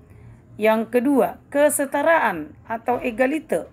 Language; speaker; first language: Indonesian; native; Indonesian